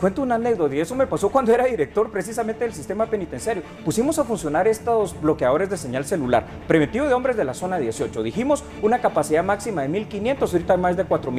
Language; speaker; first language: Spanish; native; Spanish